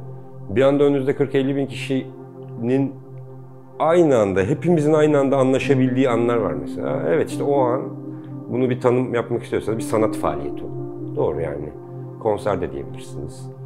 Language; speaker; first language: Turkish; native; Turkish